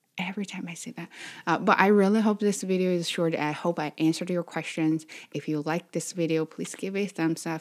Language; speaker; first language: English; non-native, fluent; Chinese